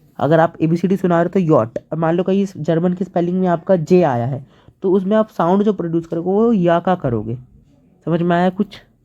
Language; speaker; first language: Hindi; native; Hindi